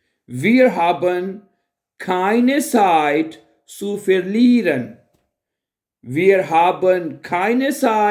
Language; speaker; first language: German; non-native, fluent; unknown